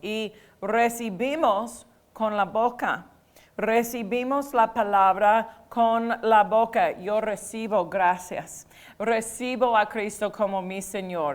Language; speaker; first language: Spanish; non-native, fluent; English